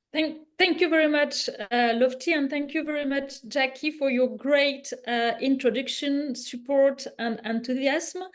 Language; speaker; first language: English; non-native, fluent; French